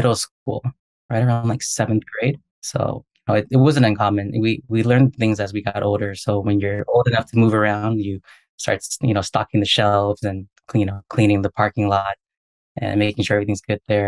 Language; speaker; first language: English; native; English